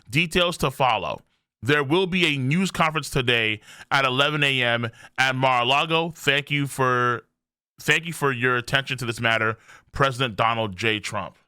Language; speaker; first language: English; native; English